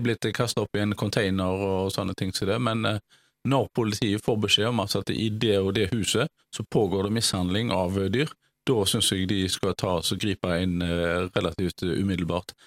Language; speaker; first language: Norwegian; native; Norwegian